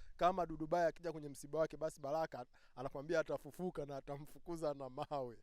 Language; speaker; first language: Swahili; native; Swahili